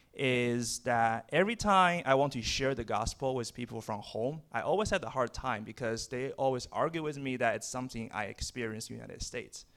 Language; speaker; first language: English; non-native, fluent; Chinese